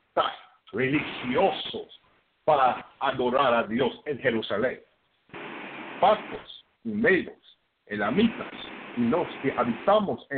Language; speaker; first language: Spanish; non-native, fluent; English